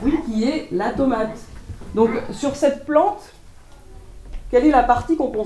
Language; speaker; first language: French; native; French